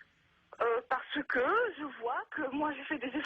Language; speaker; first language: French; non-native, fluent; Russian